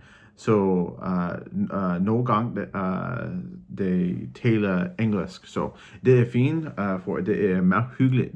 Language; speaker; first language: Danish; non-native, learner; English